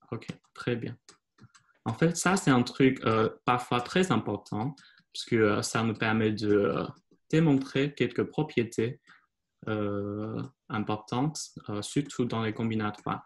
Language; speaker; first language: French; non-native, fluent; Chinese